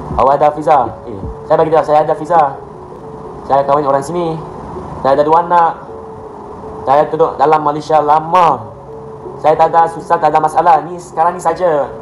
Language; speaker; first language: Malay; non-native, learner; Arabic